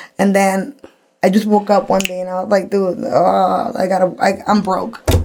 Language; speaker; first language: English; early bilingual, other home language; Spanish